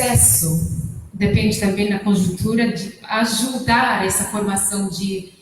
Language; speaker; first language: Portuguese; non-native, fluent; Arabic